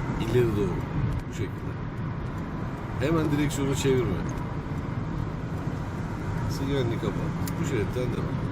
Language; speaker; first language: Turkish; native; Turkish